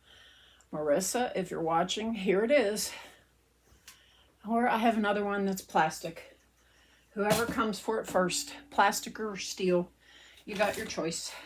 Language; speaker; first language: English; native; English